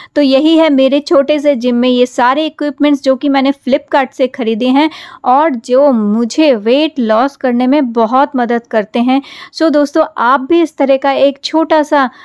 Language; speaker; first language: Hindi; native; Hindi